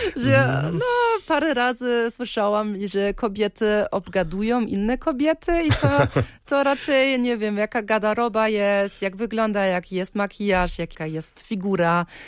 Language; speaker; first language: Polish; early bilingual, heritage; Polish